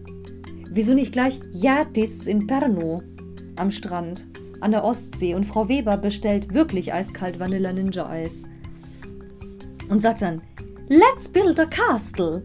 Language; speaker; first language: German; native; German